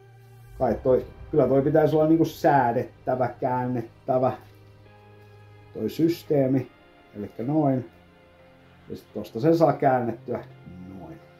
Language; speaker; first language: Finnish; native; Finnish